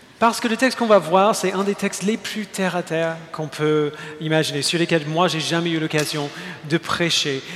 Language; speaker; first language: French; non-native, fluent; English